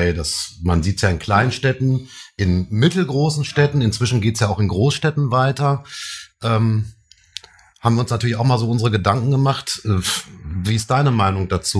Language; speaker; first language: German; native; German